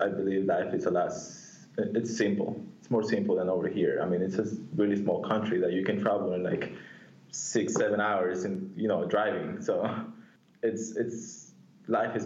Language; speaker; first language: English; non-native, fluent; Spanish